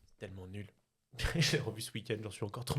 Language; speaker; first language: French; native; French